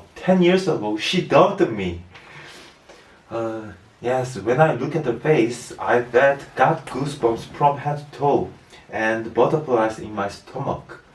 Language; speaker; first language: English; non-native, learner; Korean